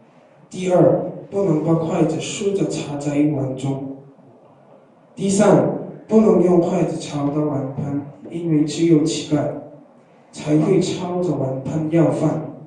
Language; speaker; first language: Chinese; non-native, learner; Korean